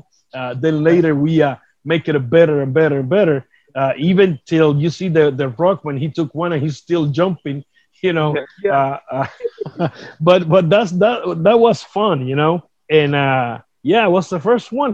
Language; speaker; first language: English; non-native, learner; Spanish